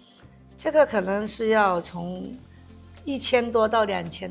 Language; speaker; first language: Chinese; native; Chinese